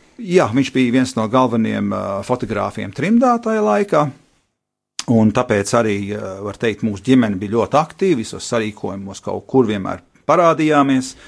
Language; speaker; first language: Latvian; early bilingual, heritage; Latvian